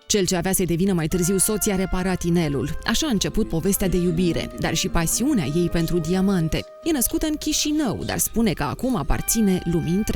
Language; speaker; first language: Romanian; native; Romanian